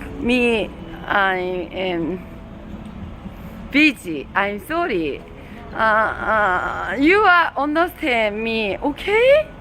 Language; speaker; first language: English; non-native, learner; Korean